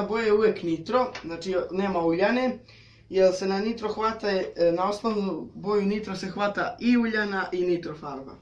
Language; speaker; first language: Serbian; native; Serbian